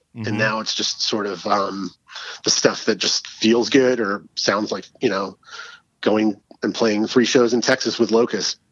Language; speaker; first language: English; native; English